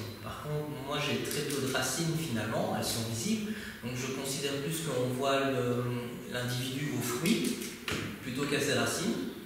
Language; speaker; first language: French; early bilingual, other home language; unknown